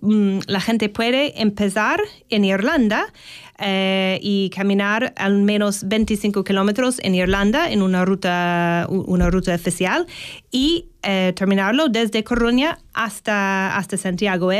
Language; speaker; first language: Spanish; non-native, fluent; English